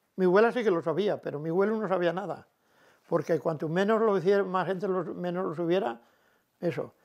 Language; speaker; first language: Spanish; native; Spanish